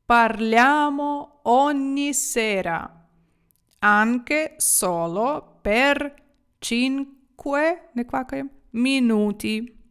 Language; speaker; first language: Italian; non-native, fluent; Ukrainian